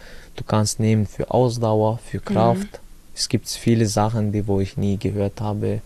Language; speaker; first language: German; early bilingual, other home language; Chechen